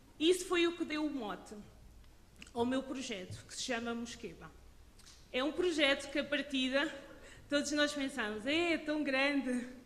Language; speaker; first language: Portuguese; early bilingual, other home language; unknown